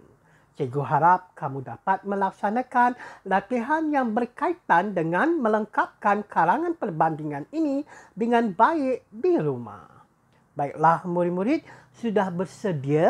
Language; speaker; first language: Malay; native; Malay